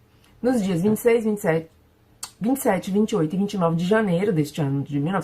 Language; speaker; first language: Portuguese; non-native, fluent; Spanish